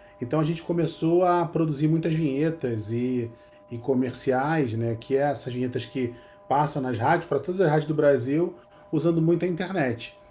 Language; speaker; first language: Portuguese; native; Portuguese